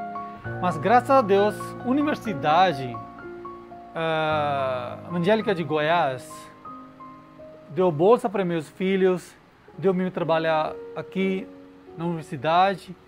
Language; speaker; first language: Portuguese; non-native, learner; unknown